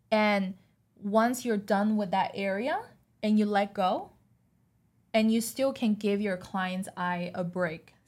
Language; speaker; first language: English; non-native, fluent; Chinese